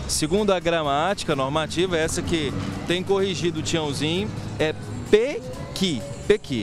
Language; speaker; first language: Portuguese; native; Portuguese